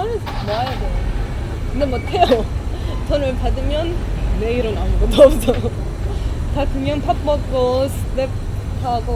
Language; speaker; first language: Korean; non-native, learner; Persian